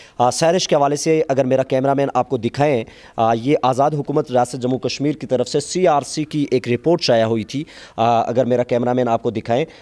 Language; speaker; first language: Urdu; non-native, local second language; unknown